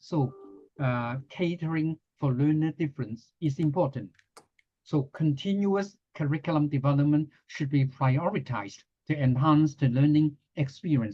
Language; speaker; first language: English; non-native, fluent; Cantonese